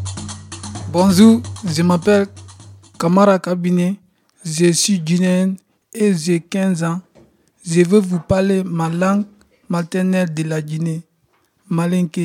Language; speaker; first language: French; non-native, local second language; Mandingo